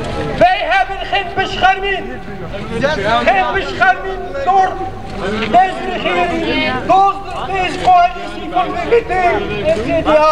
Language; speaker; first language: Dutch; non-native, fluent; Arabic